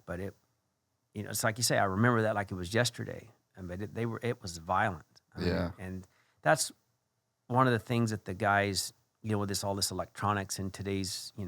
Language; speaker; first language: English; native; English